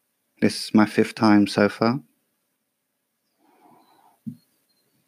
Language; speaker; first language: English; native; English